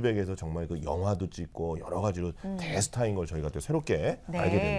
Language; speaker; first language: Korean; native; Korean